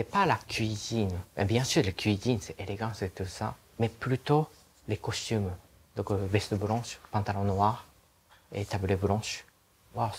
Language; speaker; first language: French; non-native, learner; Japanese